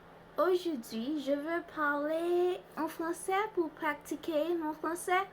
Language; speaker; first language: French; non-native, learner; Haitian Creole